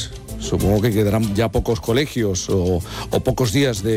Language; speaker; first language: Spanish; native; Spanish